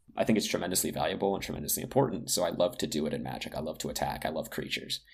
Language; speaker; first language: English; native; English